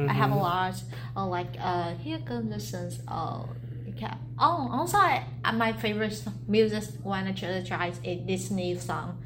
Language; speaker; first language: English; non-native, learner; Vietnamese